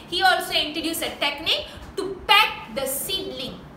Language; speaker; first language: English; non-native, local second language; Tamil